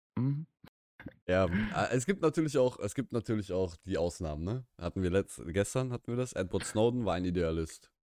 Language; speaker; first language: German; early bilingual, other home language; Russian